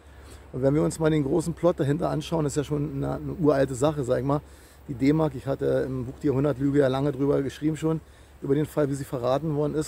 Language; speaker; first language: German; native; German